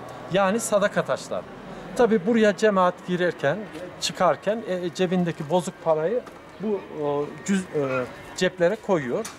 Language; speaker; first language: Turkish; native; Turkish